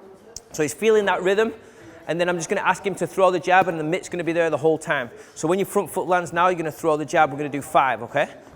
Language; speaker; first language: English; native; English